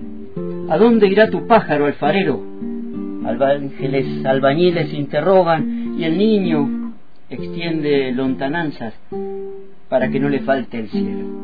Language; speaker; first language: Spanish; native; Spanish